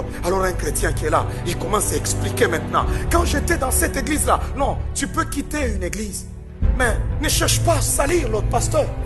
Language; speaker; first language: French; non-native, local second language; Haitian Creole